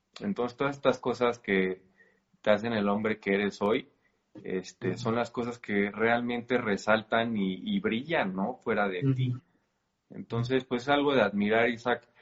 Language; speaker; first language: Spanish; native; Spanish